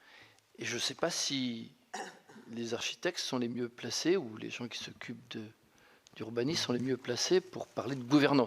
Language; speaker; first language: French; native; French